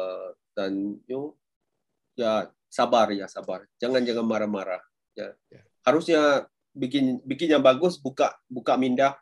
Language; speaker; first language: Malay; non-native, local second language; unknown